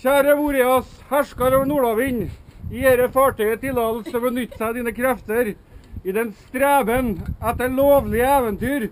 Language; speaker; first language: Norwegian; native; Norwegian